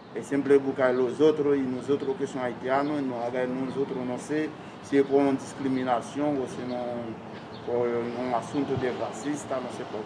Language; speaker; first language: Spanish; non-native, learner; Haitian Creole